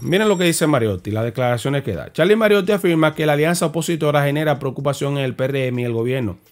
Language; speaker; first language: Spanish; native; Spanish